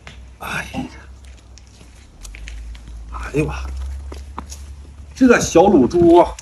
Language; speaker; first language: Chinese; native; Chinese